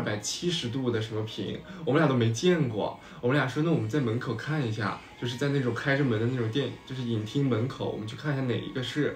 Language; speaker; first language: Chinese; native; Chinese